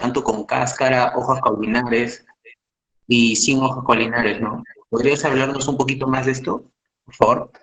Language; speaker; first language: Spanish; native; Spanish